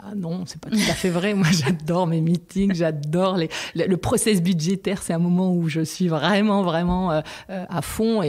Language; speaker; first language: French; non-native, local second language; Arabic